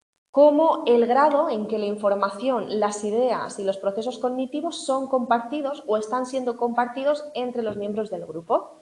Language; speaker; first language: Spanish; native; Spanish